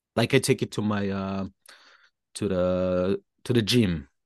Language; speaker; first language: English; non-native, fluent; Spanish